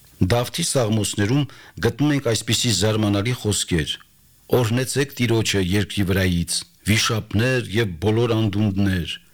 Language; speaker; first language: Armenian; native; Armenian